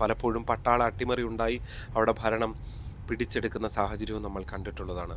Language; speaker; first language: Malayalam; native; Malayalam